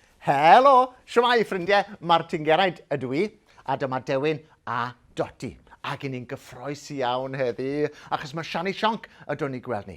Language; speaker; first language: Welsh; native; Welsh